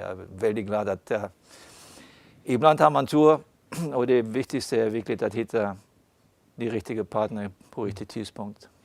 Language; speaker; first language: Swedish; non-native, fluent; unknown